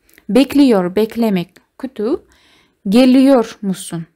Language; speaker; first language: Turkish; non-native, fluent; Kazakh